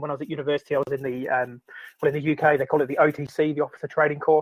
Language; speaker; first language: English; native; English